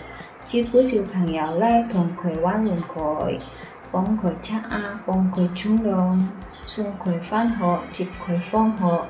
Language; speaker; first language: Cantonese; non-native, learner; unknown